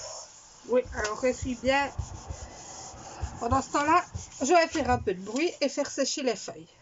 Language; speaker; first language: French; native; French